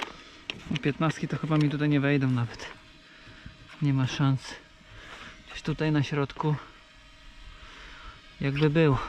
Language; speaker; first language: Polish; native; Polish